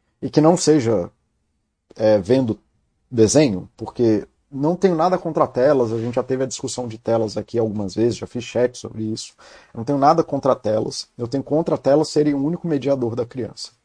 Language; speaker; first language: Portuguese; native; Portuguese